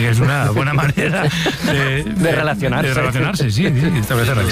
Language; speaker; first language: Spanish; native; Spanish